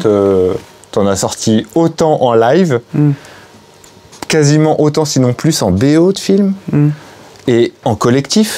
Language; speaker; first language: French; native; French